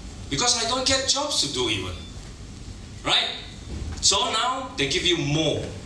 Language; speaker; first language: English; non-native, local second language; Chinese